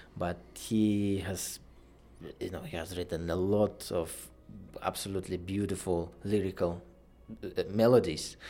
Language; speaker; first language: English; non-native, fluent; Russian